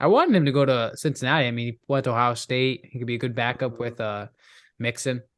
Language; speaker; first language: English; native; English